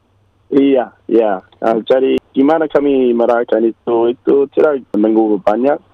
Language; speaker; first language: Indonesian; non-native, learner; English